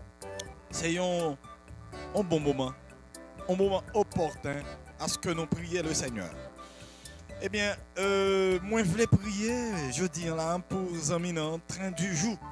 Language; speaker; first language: French; non-native, local second language; Haitian Creole